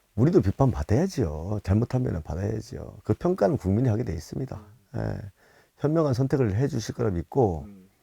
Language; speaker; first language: Korean; native; Korean